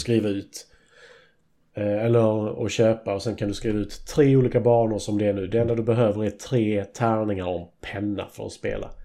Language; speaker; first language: Swedish; native; Swedish